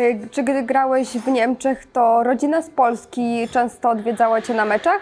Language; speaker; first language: Polish; native; Polish